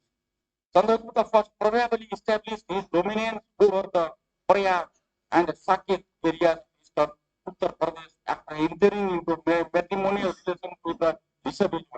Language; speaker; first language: English; non-native, fluent; Nepali